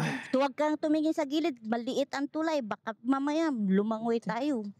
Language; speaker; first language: Filipino; native; Filipino